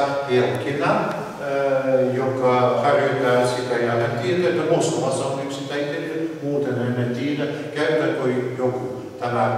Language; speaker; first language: Finnish; non-native, learner; Russian